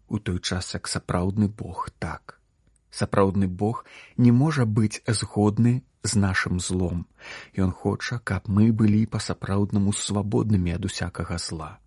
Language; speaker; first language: Belarusian; native; Belarusian